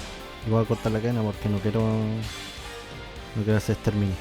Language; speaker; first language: Spanish; native; Spanish